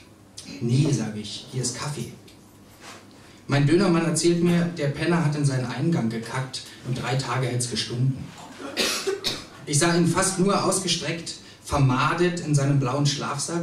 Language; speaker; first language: German; native; German